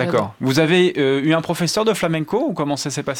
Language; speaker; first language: French; native; French